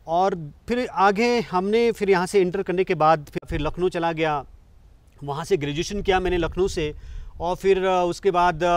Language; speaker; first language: Hindi; native; Hindi